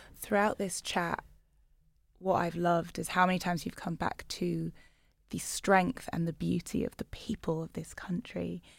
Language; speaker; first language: English; native; English